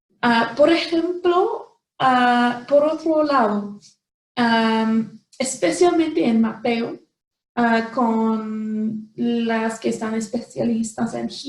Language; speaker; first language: Spanish; non-native, fluent; English